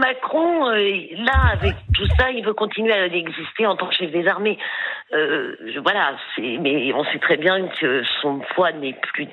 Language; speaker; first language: French; native; French